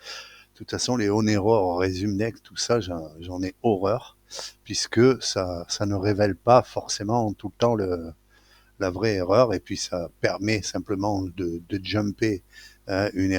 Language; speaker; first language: French; native; French